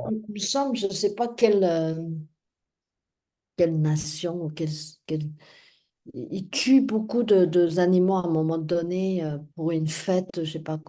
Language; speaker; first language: French; non-native, fluent; Chinese